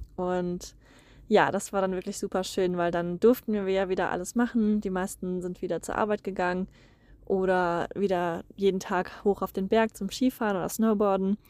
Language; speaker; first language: German; native; German